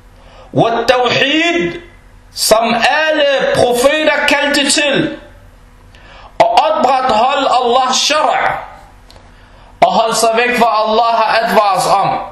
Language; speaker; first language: Danish; early bilingual, other home language; Arabic